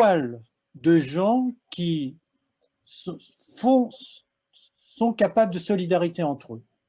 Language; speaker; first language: French; native; French